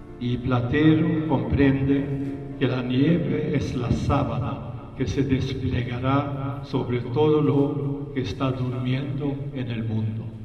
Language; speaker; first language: Spanish; non-native, fluent; Swedish